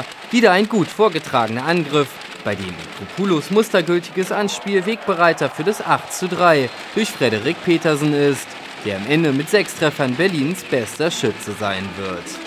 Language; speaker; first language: German; native; German